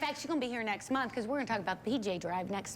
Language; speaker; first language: English; native; English